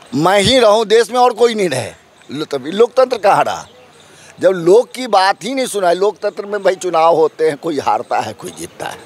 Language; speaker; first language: Hindi; native; Hindi